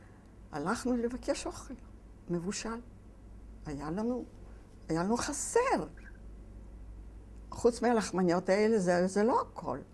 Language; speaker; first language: Hebrew; non-native, fluent; Yiddish